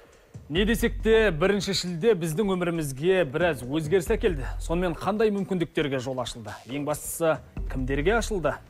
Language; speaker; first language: Kazakh; native; Kazakh